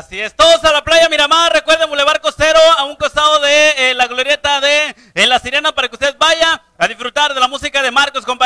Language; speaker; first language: Spanish; native; Spanish